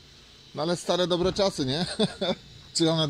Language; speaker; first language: Polish; native; Polish